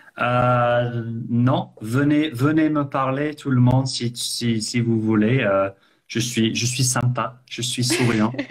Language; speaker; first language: French; non-native, fluent; English